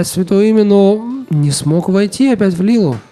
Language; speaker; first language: Russian; native; Russian